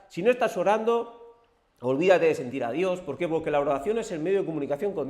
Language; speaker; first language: Spanish; native; Spanish